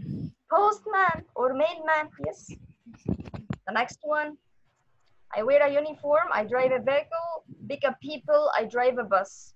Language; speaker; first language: English; non-native, fluent; Arabic